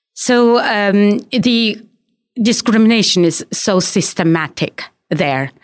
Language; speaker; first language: English; non-native, fluent; Chinese